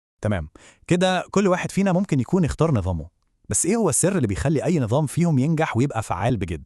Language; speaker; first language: Arabic; native; Arabic